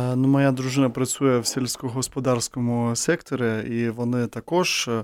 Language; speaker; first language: Ukrainian; non-native, local second language; Russian